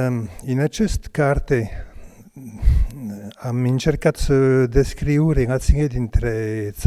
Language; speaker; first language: Romanian; non-native, learner; French